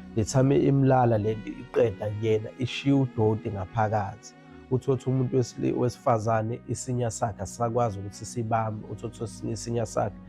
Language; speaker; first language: Zulu; native; Zulu